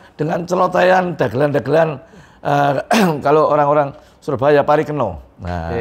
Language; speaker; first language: Indonesian; non-native, local second language; Javanese